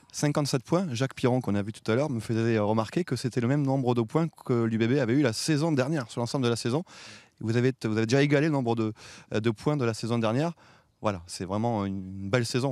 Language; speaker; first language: French; native; French